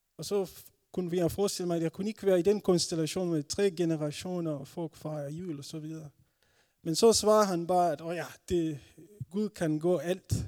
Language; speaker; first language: Danish; non-native, fluent; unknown